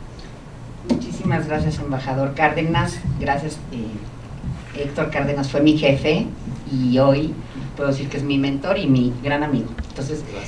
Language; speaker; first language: Spanish; native; Spanish